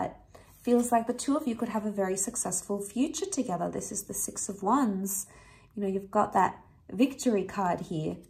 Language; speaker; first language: English; native; English